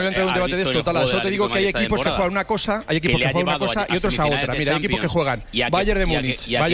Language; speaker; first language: Spanish; native; Spanish